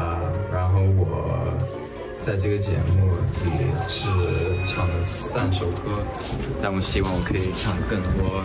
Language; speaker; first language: Chinese; non-native, fluent; Japanese